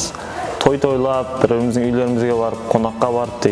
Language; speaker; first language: Kazakh; non-native, local second language; Uzbek